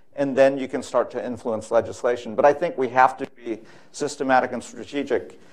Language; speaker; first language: English; native; English